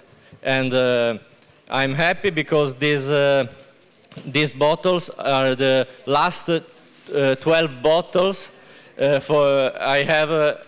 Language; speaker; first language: English; non-native, learner; Italian